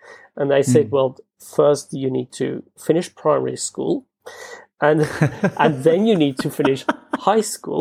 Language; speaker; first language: English; non-native, local second language; Afrikaans